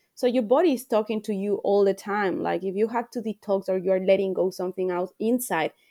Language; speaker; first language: English; non-native, fluent; Spanish